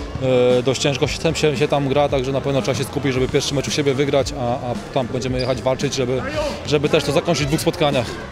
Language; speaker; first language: Polish; native; Polish